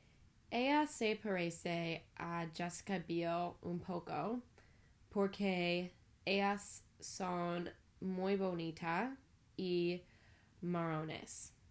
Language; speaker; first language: Spanish; non-native, learner; English